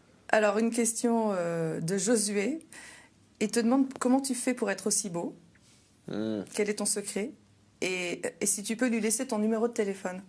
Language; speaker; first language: French; native; French